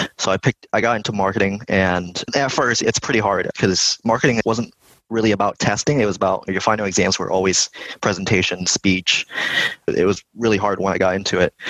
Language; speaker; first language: English; early bilingual, other home language; Vietnamese